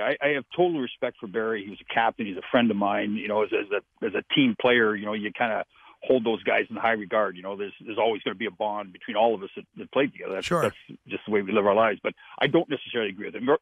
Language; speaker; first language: English; native; English